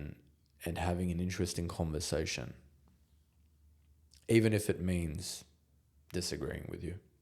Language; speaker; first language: English; native; English